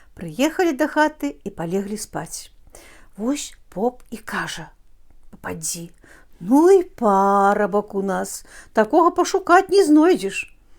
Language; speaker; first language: Belarusian; native; Belarusian